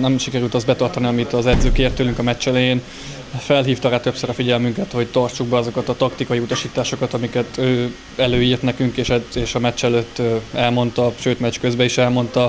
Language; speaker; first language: Hungarian; native; Hungarian